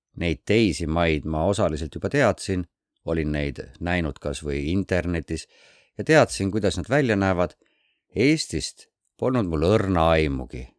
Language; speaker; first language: Estonian; non-native, fluent; Korean